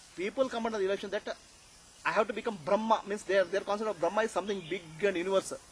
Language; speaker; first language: English; non-native, local second language; Kannada